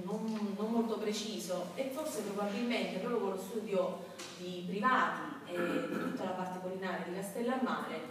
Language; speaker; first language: Italian; native; Italian